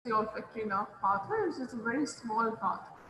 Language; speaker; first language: English; non-native, local second language; Hindi